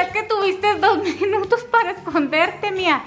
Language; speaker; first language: Spanish; native; Spanish